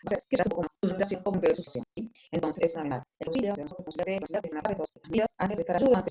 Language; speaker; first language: Spanish; native; Spanish